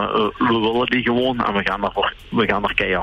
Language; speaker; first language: Dutch; native; Dutch